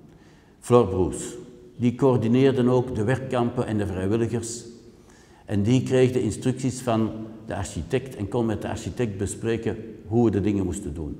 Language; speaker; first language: Dutch; native; Dutch